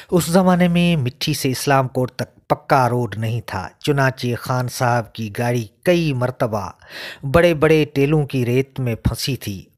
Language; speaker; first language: Urdu; non-native, local second language; Sindhi